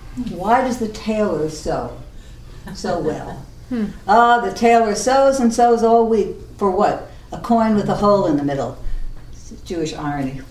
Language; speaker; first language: English; native; English